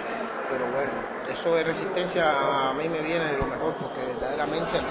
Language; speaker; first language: Spanish; native; Spanish